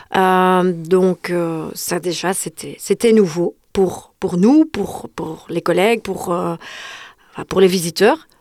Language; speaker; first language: French; non-native, local second language; Dutch